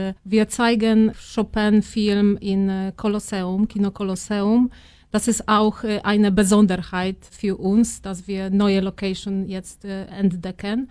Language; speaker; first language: German; non-native, fluent; Polish